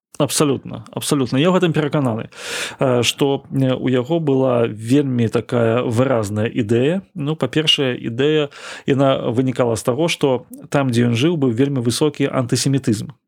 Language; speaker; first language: Belarusian; non-native, local second language; Russian